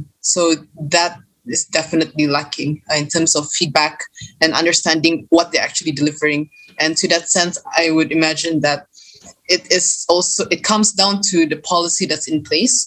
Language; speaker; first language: English; non-native, local second language; Malay